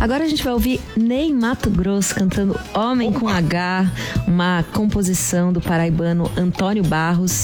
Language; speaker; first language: Portuguese; native; Portuguese